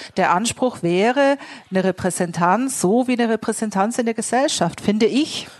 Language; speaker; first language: German; native; German